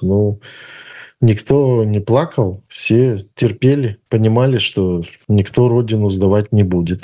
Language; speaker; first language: Russian; native; Russian